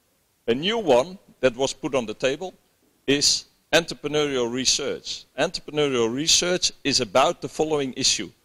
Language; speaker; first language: English; non-native, fluent; Dutch